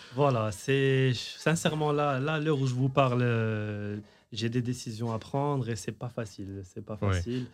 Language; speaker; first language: French; non-native, local second language; Arabic